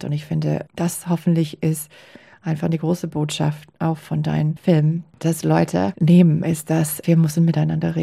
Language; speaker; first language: German; non-native, fluent; English